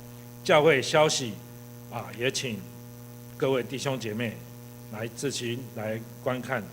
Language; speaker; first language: Chinese; native; Chinese